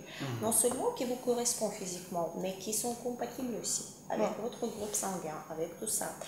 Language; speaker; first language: French; non-native, fluent; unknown